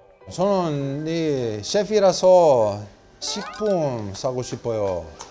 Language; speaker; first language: Korean; non-native, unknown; Italian